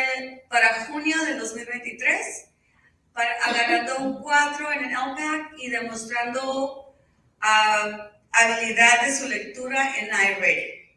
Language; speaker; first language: Spanish; early bilingual, heritage; Spanish